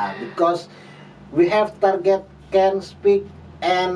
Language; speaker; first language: English; non-native, learner; Indonesian